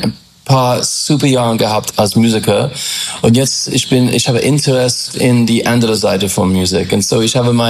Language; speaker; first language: German; non-native, fluent; English